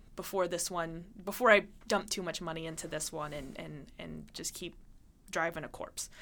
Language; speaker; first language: English; native; English